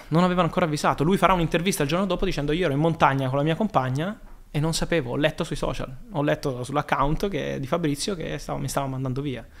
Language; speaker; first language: Italian; native; Italian